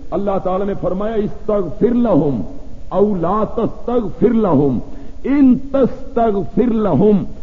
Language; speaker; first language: Urdu; non-native, local second language; Punjabi